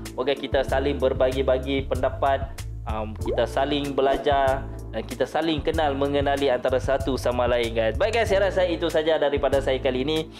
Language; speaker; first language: Malay; native; Malay